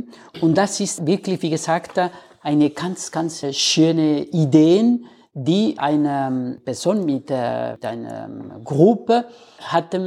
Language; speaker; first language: German; non-native, fluent; Spanish